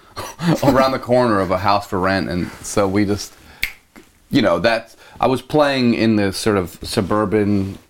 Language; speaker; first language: English; native; English